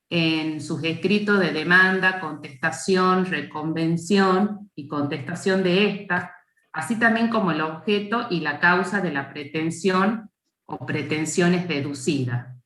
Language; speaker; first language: Spanish; native; Spanish